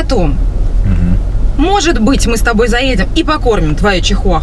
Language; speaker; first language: Russian; native; Russian